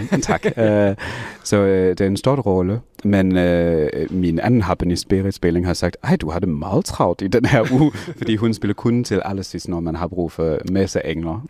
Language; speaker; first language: Danish; non-native, fluent; English